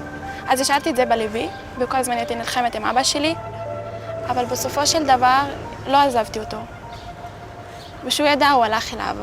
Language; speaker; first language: Hebrew; non-native, local second language; Arabic